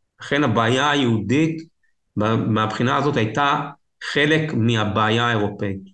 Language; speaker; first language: Hebrew; native; Hebrew